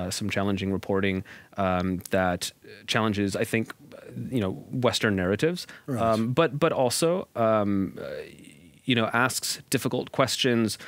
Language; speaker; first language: English; native; English